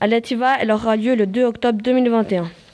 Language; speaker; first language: French; native; French